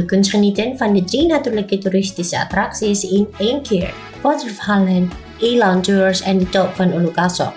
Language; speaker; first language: Dutch; non-native, fluent; Indonesian